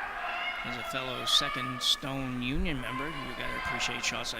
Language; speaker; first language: English; native; English